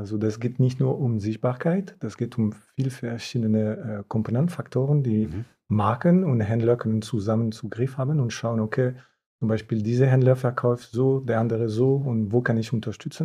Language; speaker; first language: German; non-native, fluent; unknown